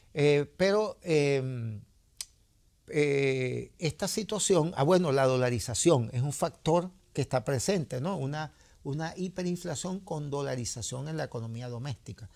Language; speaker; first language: Spanish; native; Spanish